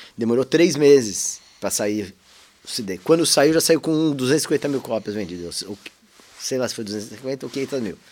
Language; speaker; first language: Portuguese; native; Portuguese